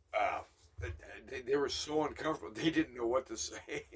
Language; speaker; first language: English; native; English